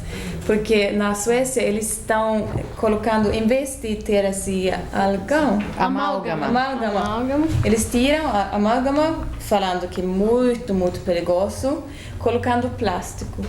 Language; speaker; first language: Portuguese; non-native, fluent; Swedish